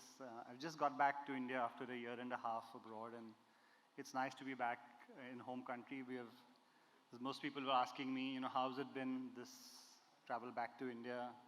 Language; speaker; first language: English; non-native, local second language; Hindi